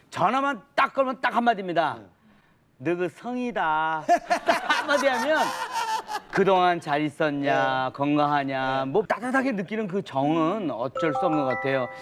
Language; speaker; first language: Korean; native; Korean